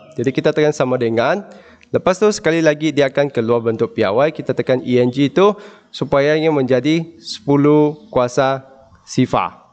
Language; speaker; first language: Malay; non-native, local second language; Chinese